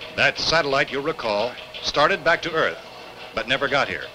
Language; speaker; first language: English; non-native, fluent; Danish